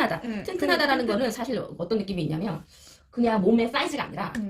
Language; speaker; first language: Korean; native; Korean